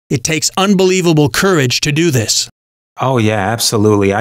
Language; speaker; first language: English; native; English